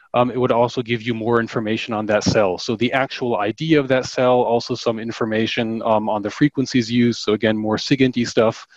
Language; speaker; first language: English; non-native, fluent; German